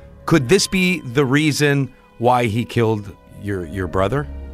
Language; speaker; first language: English; non-native, fluent; Italian